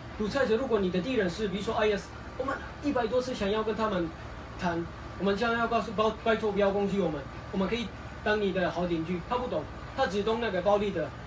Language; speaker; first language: Chinese; non-native, fluent; Kurdish